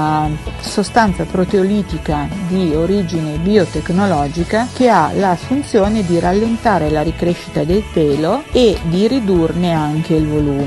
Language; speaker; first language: Italian; native; Italian